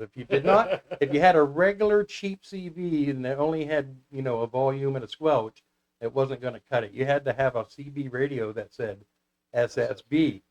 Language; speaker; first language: English; native; English